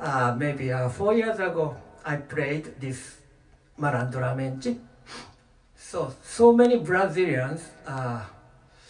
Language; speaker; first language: English; non-native, learner; Japanese